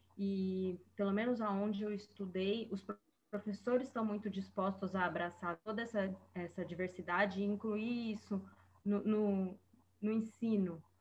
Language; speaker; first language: Portuguese; native; Portuguese